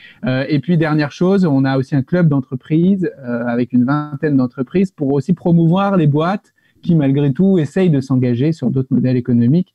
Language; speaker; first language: French; native; French